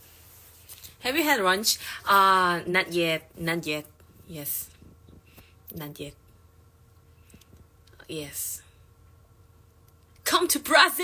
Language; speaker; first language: English; non-native, learner; Korean